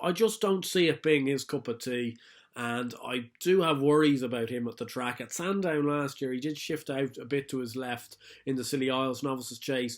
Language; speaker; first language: English; native; English